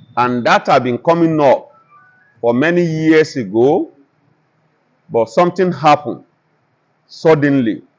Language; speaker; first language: English; non-native, local second language; Yoruba